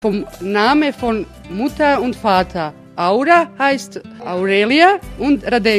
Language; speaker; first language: German; non-native, learner; Croatian